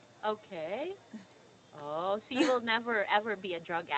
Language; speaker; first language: English; non-native, fluent; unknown